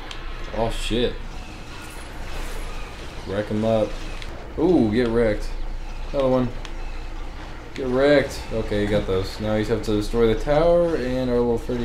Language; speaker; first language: English; native; English